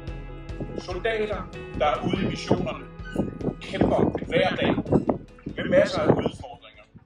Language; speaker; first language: Danish; native; Danish